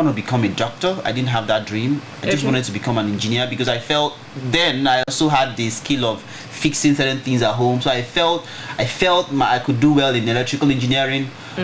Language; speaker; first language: English; non-native, local second language; Igbo